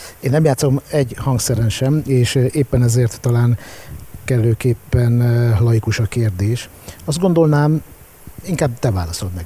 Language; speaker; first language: Hungarian; native; Hungarian